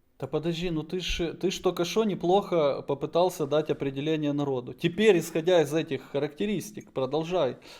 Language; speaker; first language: Russian; native; Russian